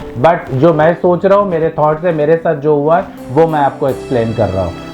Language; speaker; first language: Hindi; non-native, local second language; Malayalam